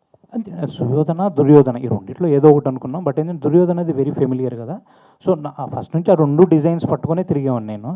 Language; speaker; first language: Telugu; native; Telugu